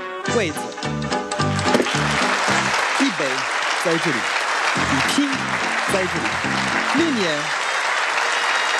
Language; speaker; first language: Chinese; non-native, fluent; French